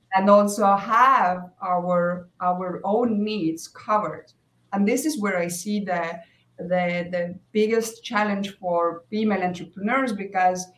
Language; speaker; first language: English; non-native, fluent; Estonian